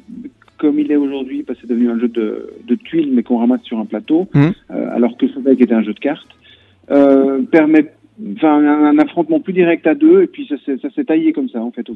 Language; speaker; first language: French; native; French